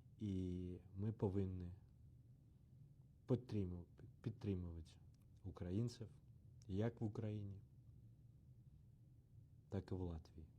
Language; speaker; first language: Ukrainian; non-native, learner; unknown